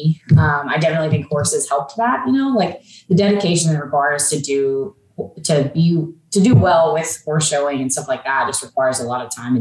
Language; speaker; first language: English; native; English